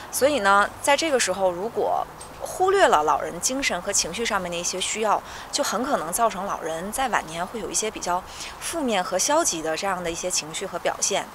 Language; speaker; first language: Chinese; native; Chinese